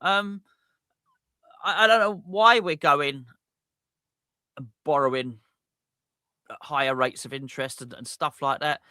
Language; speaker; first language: English; native; English